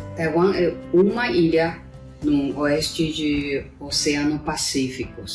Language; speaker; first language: Portuguese; non-native, fluent; Chinese